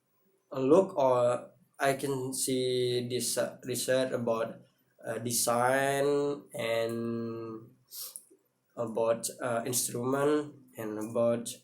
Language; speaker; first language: English; non-native, learner; Indonesian